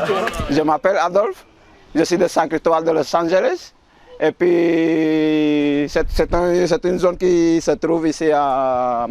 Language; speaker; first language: French; non-native, learner; Spanish